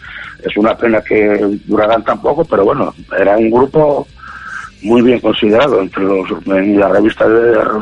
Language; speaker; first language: Spanish; native; Spanish